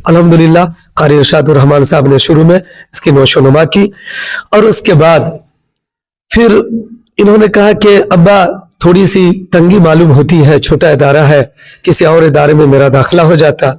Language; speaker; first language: Urdu; native; Urdu